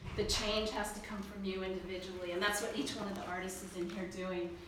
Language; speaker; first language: English; early bilingual, other home language; Chinese